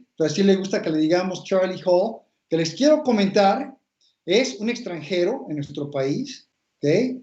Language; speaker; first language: Spanish; native; Spanish